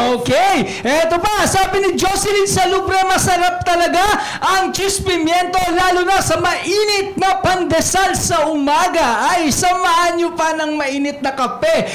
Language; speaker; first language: Filipino; native; Filipino